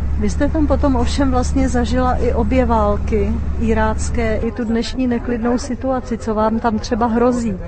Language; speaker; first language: Czech; native; Czech